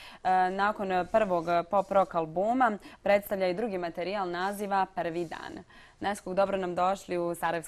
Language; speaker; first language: Bosnian; native; Bosnian